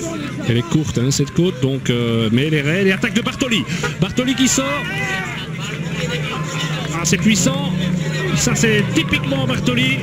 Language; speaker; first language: French; native; French